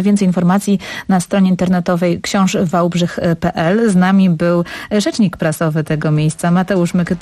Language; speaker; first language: Polish; native; Polish